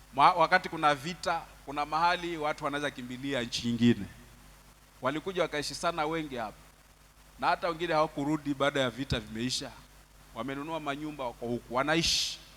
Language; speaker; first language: Swahili; non-native, local second language; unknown